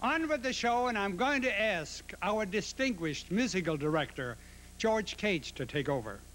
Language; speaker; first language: English; native; English